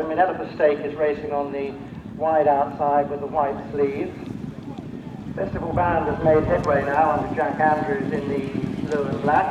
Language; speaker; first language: English; native; English